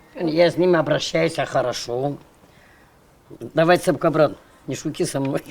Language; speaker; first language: Russian; non-native, local second language; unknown